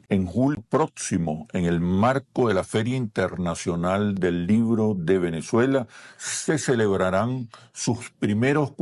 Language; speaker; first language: Spanish; native; Spanish